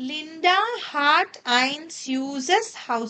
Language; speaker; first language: German; non-native, learner; Tamil